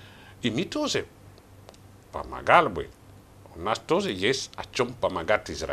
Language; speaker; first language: Russian; non-native, learner; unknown